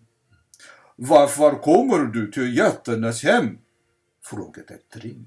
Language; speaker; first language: Swedish; non-native, fluent; English